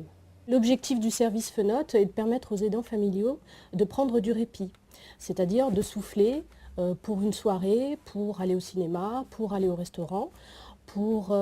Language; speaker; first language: French; native; French